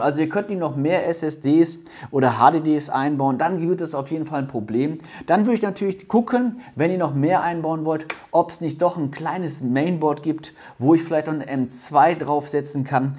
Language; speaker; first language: German; native; German